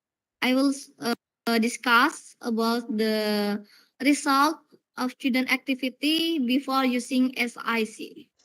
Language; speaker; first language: English; non-native, learner; Indonesian